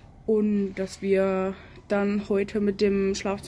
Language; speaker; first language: German; native; German